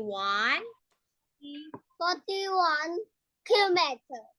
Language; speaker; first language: English; non-native, learner; Vietnamese